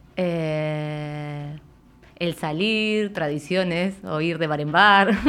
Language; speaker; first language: Spanish; native; Spanish